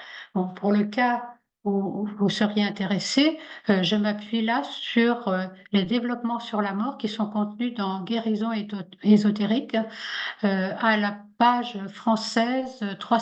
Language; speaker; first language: French; native; French